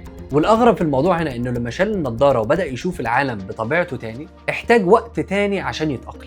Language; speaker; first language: Arabic; native; Arabic